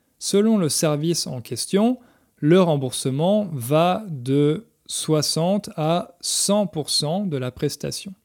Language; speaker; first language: French; native; French